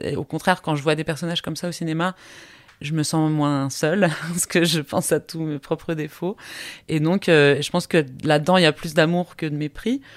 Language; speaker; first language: French; early bilingual, heritage; Spanish